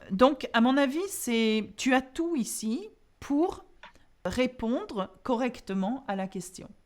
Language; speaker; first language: French; non-native, fluent; English